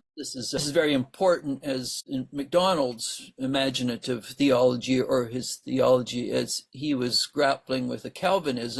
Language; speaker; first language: English; native; English